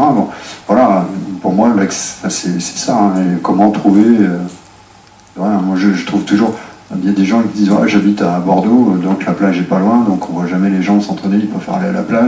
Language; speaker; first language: French; native; French